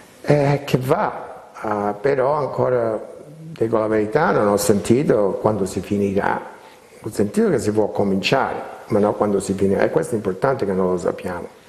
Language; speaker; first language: Italian; early bilingual, heritage; Italian